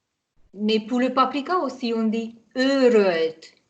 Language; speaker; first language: French; non-native, fluent; Hungarian